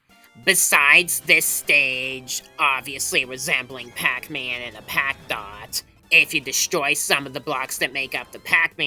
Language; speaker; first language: English; native; English